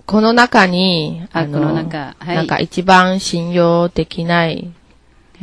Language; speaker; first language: Japanese; non-native, learner; Chinese